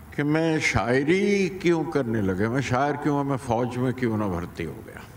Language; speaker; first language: Hindi; native; Hindi